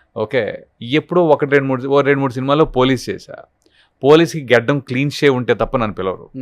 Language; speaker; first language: Telugu; native; Telugu